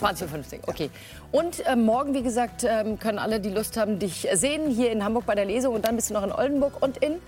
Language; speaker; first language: German; native; German